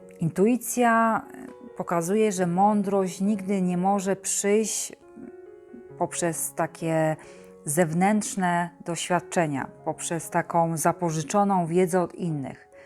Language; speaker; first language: Polish; native; Polish